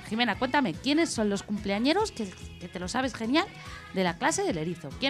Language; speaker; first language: Spanish; native; Spanish